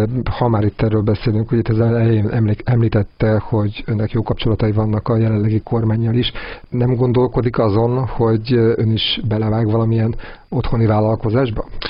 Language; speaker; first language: Hungarian; native; Hungarian